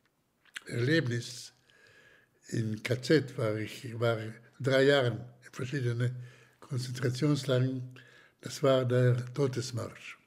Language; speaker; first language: German; non-native, fluent; Slovak